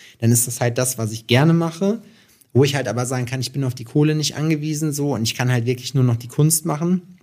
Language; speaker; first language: German; native; German